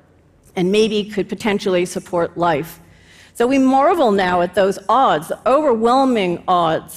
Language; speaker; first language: English; native; English